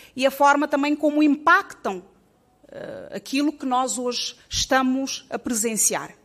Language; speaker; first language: Portuguese; native; Portuguese